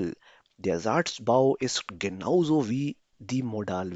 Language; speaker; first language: German; non-native, fluent; Urdu